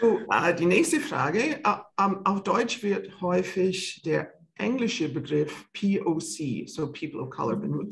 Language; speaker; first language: German; non-native, fluent; English